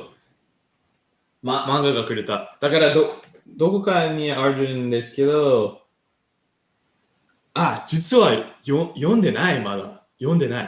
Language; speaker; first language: Japanese; non-native, learner; English